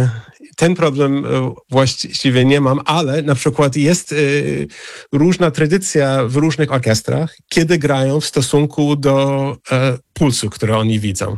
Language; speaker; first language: Polish; non-native, fluent; English